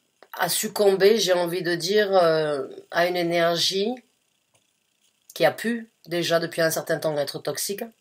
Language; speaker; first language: French; native; French